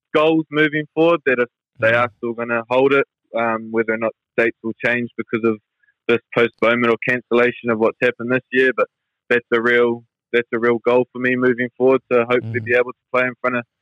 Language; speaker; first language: English; native; English